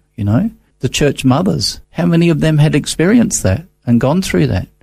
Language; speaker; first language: English; native; English